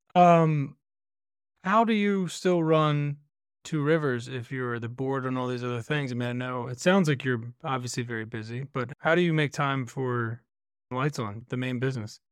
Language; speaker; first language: English; native; English